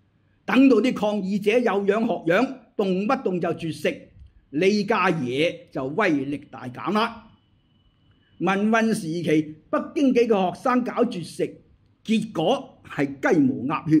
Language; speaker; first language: Chinese; native; Chinese